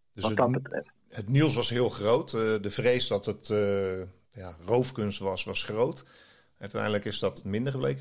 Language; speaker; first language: Dutch; native; Dutch